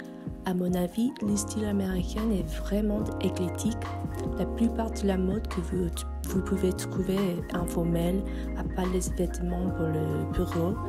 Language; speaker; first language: French; non-native, fluent; English